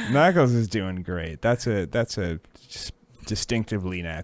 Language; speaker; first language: English; native; English